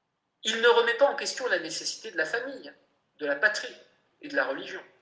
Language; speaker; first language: French; native; French